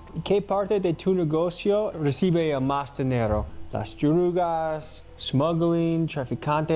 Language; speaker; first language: Spanish; non-native, learner; English